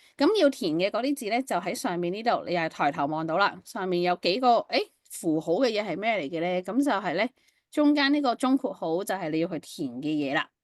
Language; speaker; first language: Cantonese; native; Cantonese